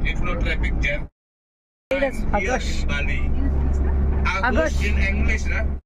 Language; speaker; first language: English; non-native, learner; Balinese